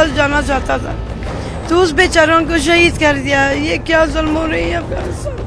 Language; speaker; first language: Hindi; non-native, fluent; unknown